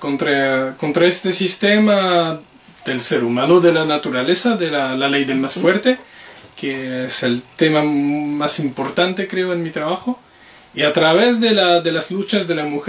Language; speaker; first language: Spanish; non-native, fluent; French